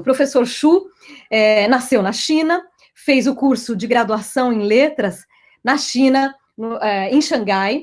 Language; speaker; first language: Portuguese; native; Portuguese